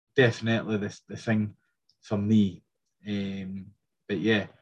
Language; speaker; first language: English; native; English